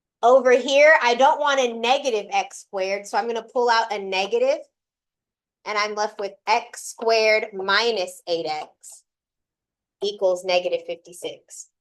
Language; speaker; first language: English; native; English